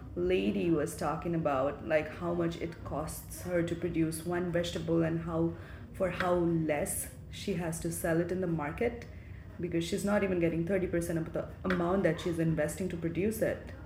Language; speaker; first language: English; non-native, local second language; Nepali